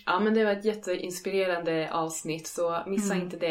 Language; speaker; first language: Swedish; native; Swedish